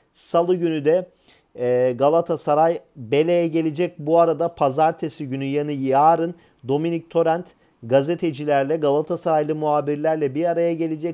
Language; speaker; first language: Turkish; native; Turkish